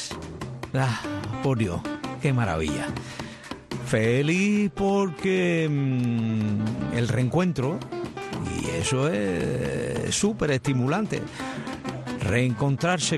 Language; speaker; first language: Spanish; native; Spanish